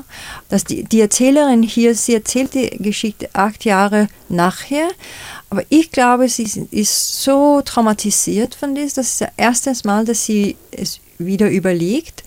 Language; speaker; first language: German; non-native, fluent; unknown